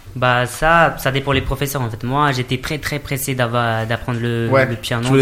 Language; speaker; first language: French; non-native, fluent; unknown